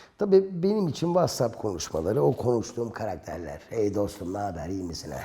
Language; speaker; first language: Turkish; native; Turkish